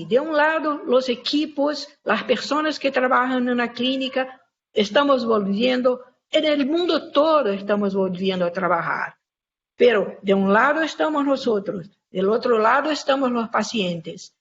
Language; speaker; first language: Spanish; non-native, fluent; Portuguese